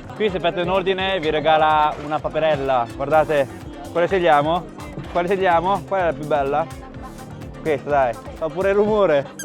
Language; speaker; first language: Italian; early bilingual, other home language; Chinese